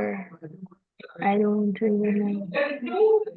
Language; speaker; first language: English; non-native, learner; Spanish